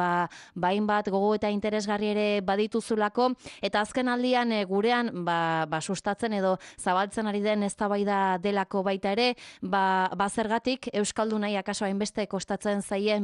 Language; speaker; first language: Basque; native; Basque